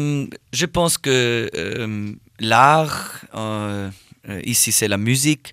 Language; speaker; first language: French; non-native, learner; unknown